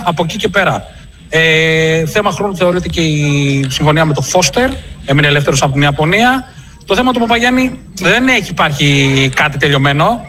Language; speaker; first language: Greek; native; Greek